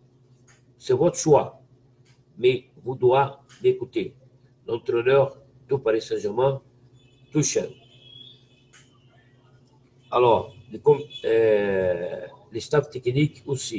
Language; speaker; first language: French; non-native, fluent; Portuguese